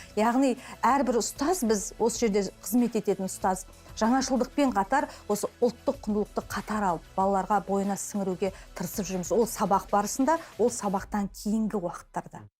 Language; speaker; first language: Kazakh; native; Kazakh